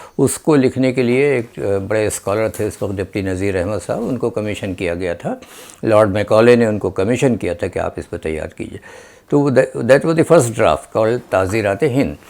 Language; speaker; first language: Urdu; native; Urdu